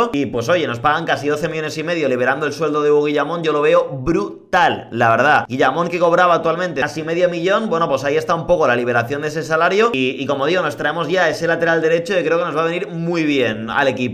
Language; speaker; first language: Spanish; native; Spanish